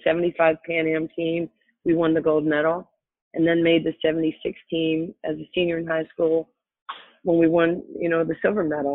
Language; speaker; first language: English; native; English